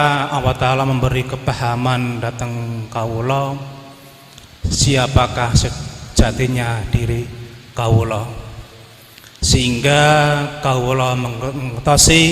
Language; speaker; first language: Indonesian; non-native, local second language; Javanese